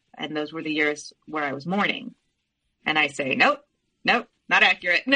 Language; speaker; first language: English; early bilingual, other home language; Spanish